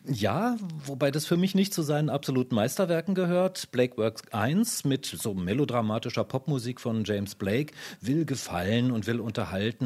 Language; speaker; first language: German; native; German